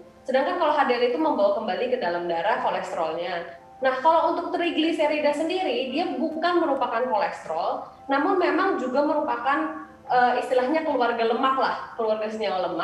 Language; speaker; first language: Indonesian; native; Indonesian